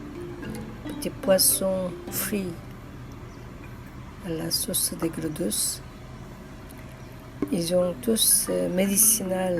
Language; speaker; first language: French; non-native, fluent; Korean